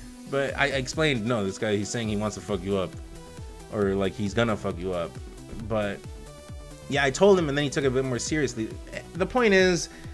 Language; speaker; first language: English; native; English